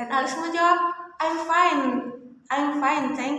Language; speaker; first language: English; non-native, learner; Indonesian